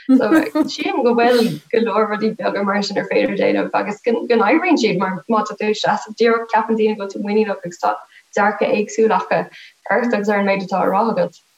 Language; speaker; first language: Irish; non-native, local second language; English